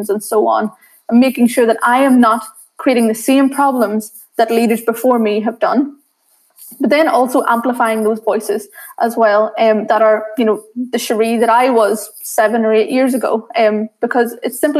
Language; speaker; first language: English; native; English